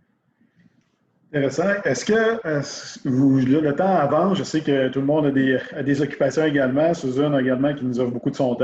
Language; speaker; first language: French; native; French